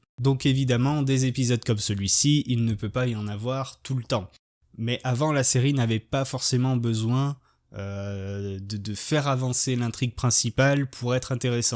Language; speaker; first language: French; native; French